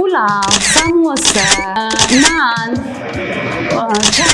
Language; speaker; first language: Hindi; non-native, fluent; Uzbek